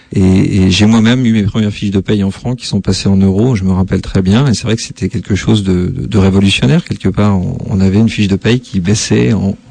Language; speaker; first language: French; native; French